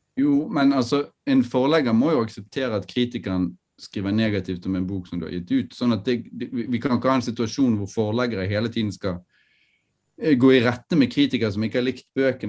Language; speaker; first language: Norwegian; native; Norwegian